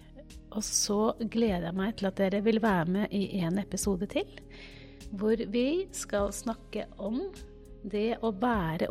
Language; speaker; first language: Norwegian; native; Norwegian